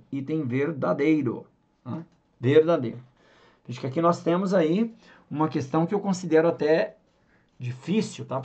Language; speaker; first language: Portuguese; native; Portuguese